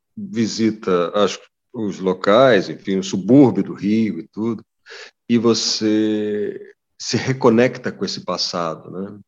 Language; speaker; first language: Portuguese; native; Portuguese